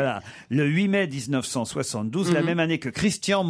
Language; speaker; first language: French; native; French